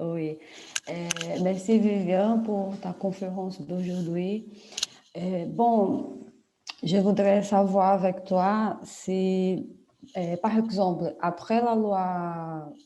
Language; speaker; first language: French; non-native, fluent; Portuguese